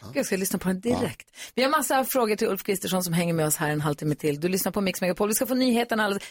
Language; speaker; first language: Swedish; native; Swedish